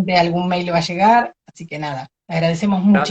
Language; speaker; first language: Spanish; native; Spanish